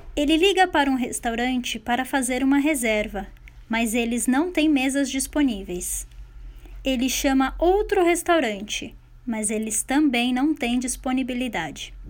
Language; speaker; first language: Portuguese; native; Portuguese